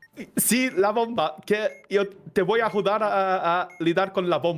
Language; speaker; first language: Spanish; non-native, learner; Portuguese